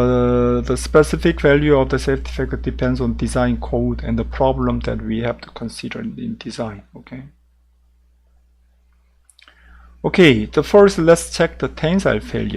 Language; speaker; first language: English; non-native, fluent; Korean